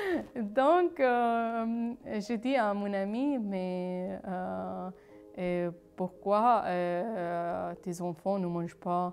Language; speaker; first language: French; non-native, fluent; Arabic